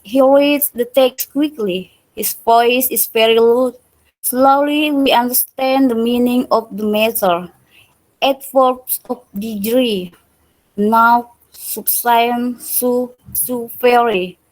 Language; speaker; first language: English; non-native, learner; Indonesian